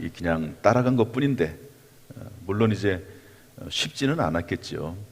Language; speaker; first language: Korean; native; Korean